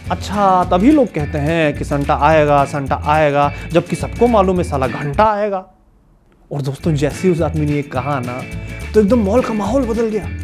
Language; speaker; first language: Hindi; non-native, local second language; Ladakhi